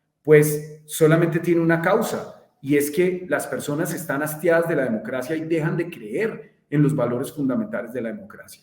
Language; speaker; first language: Spanish; native; Spanish